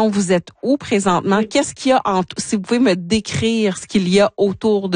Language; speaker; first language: French; native; French